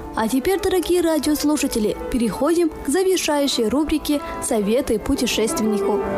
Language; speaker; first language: Russian; non-native, local second language; Tajik